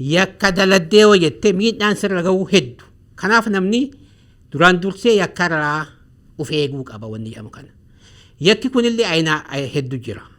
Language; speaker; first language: Oromo; native; Oromo